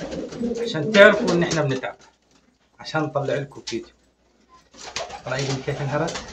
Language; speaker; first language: Arabic; native; Arabic